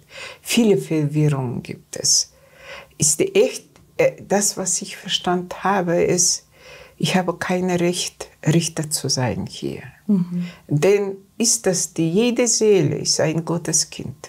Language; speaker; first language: German; non-native, learner; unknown